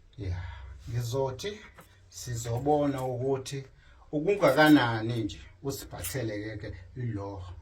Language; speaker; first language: Zulu; native; Zulu